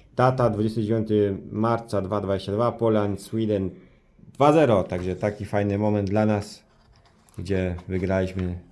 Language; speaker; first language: Polish; early bilingual, heritage; Polish